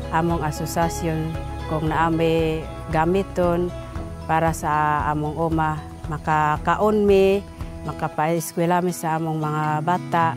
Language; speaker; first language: Cebuano; non-native, local second language; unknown